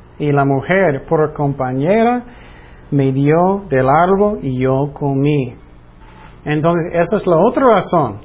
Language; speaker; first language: Spanish; non-native, fluent; English